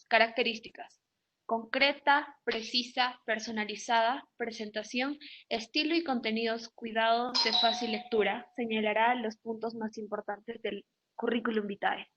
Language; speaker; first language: Spanish; native; Spanish